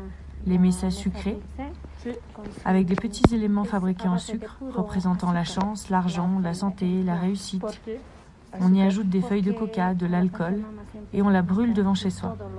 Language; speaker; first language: French; native; French